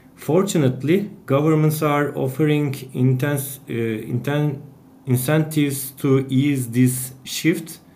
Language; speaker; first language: English; non-native, fluent; Turkish